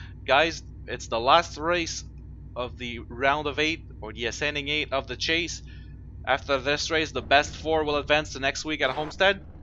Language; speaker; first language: English; non-native, fluent; French